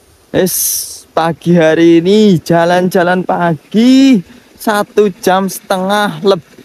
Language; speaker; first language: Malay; non-native, local second language; Javanese